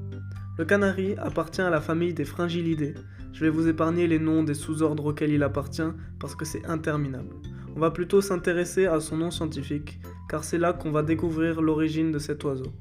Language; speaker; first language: French; native; French